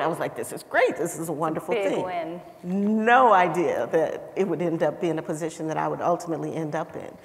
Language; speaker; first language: English; native; English